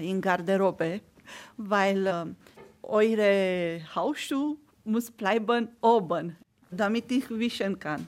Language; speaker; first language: German; non-native, learner; Romanian